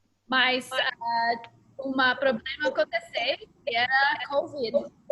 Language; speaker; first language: Portuguese; non-native, learner; English